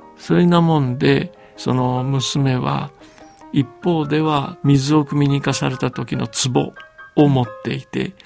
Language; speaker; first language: Japanese; early bilingual, heritage; Japanese